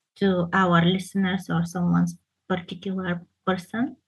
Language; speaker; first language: English; non-native, fluent; Bulgarian